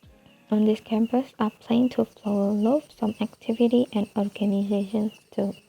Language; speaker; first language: English; non-native, fluent; Indonesian